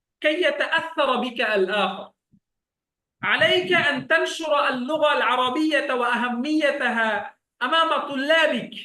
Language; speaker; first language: Arabic; non-native, fluent; Bangla